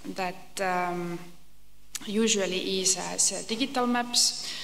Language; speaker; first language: English; non-native, fluent; Estonian